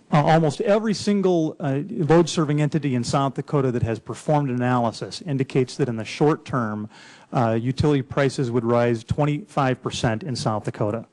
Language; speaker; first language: English; native; English